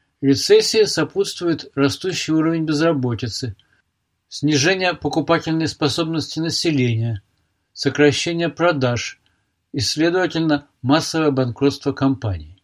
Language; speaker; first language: Russian; native; Russian